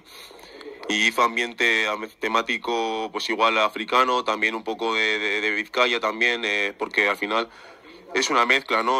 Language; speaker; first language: Spanish; early bilingual, other home language; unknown